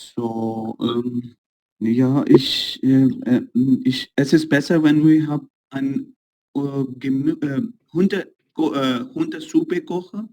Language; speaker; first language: German; non-native, learner; Urdu